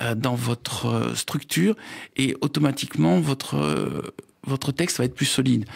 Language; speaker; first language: French; native; French